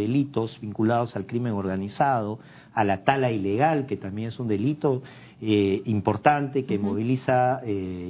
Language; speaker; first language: Spanish; native; Spanish